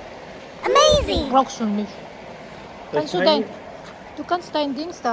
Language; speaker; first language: German; non-native, learner; Cebuano